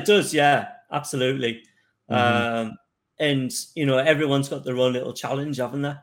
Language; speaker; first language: English; native; English